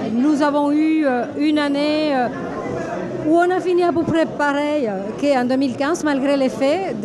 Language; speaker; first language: French; native; French